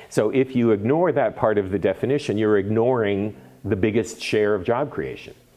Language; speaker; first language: English; native; English